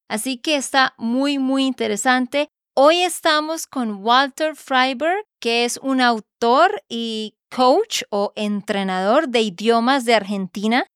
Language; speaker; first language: Spanish; native; Spanish